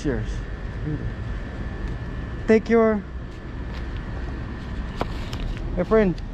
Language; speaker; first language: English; non-native, local second language; Filipino